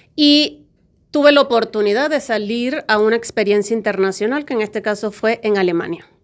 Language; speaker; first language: Spanish; native; Spanish